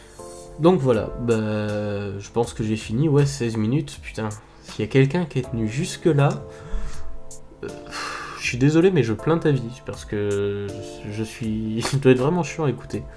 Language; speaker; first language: French; native; French